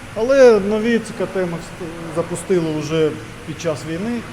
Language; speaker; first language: Ukrainian; non-native, local second language; Russian